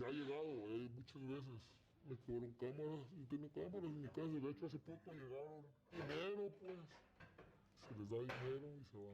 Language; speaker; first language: Spanish; native; Spanish